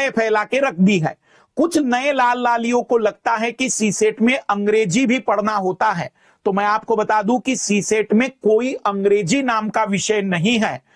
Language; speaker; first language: Hindi; native; Hindi